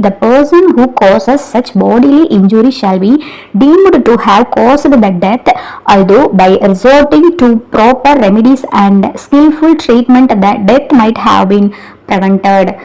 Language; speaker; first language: English; non-native, local second language; Tamil